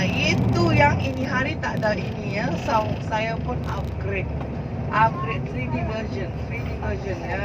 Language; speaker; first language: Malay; non-native, local second language; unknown